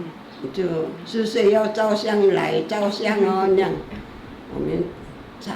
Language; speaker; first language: Chinese; non-native, local second language; Amis